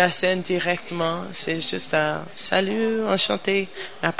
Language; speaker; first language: French; non-native, learner; English